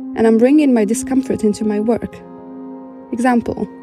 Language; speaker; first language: English; non-native, fluent; Arabic